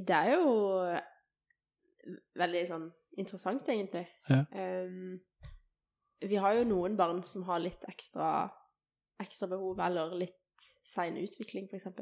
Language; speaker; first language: Norwegian; native; Norwegian